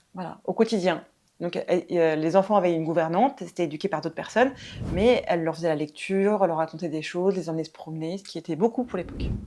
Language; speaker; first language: French; native; French